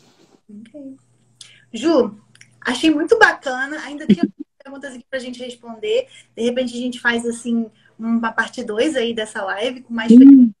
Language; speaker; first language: Portuguese; native; Portuguese